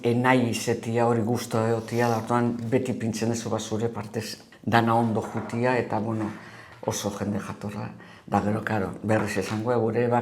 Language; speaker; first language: Basque; native; Basque